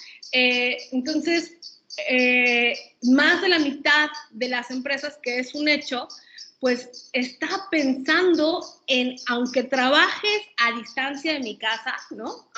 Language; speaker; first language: Spanish; native; Spanish